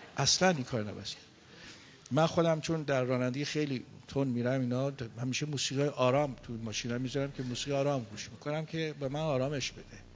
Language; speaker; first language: Persian; native; Persian